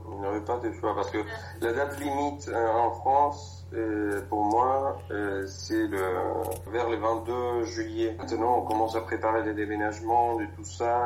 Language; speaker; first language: French; non-native, fluent; Spanish